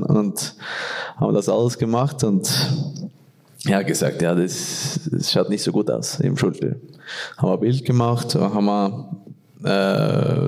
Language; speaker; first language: German; non-native, fluent; Norwegian